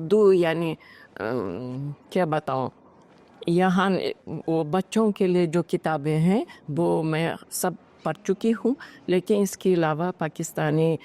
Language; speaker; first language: Hindi; non-native, fluent; Uzbek